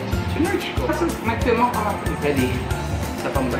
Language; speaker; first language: Filipino; native; Filipino